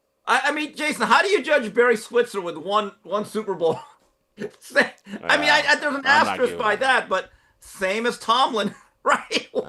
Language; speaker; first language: English; native; English